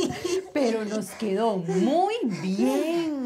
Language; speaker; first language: Spanish; native; Spanish